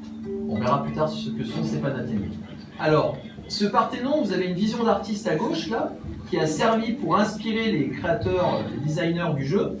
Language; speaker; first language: French; native; French